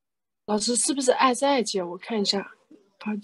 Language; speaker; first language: Chinese; native; Chinese